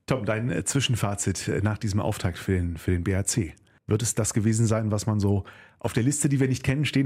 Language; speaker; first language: German; native; German